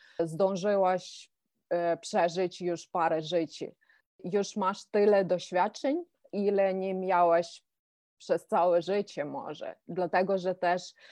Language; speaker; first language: Polish; non-native, fluent; Ukrainian